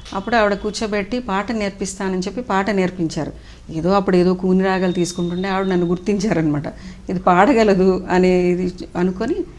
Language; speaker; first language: Telugu; native; Telugu